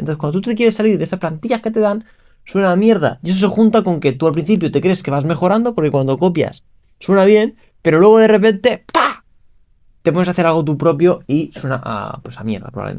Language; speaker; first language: Spanish; native; Spanish